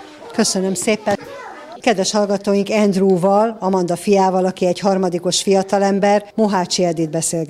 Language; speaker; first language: Hungarian; native; Hungarian